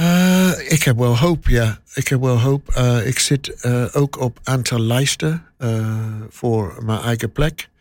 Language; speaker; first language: Dutch; non-native, learner; English